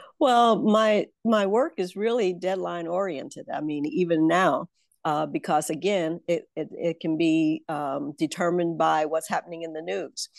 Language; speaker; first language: English; native; English